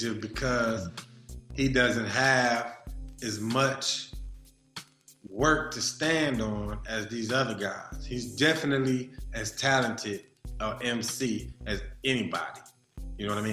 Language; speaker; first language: English; native; English